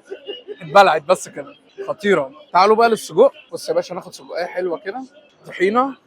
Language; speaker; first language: Arabic; native; Arabic